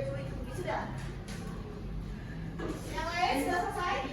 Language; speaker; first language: Indonesian; native; Indonesian